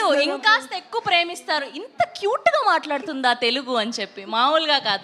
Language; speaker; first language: Telugu; native; Telugu